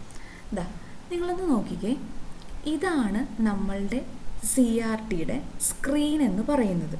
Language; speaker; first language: Malayalam; native; Malayalam